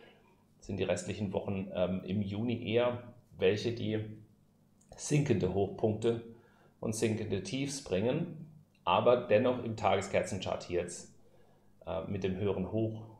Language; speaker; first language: German; native; German